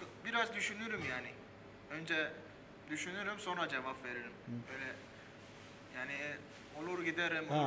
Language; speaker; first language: Turkish; early bilingual, heritage; Armenian